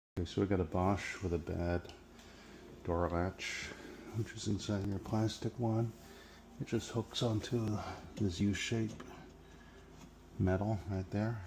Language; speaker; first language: English; native; English